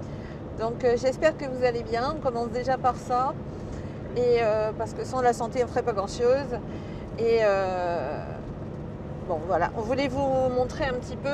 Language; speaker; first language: French; native; French